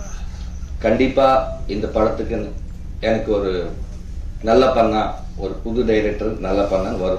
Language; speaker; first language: Tamil; non-native, learner; Telugu